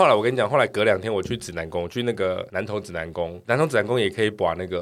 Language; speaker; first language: Chinese; native; Chinese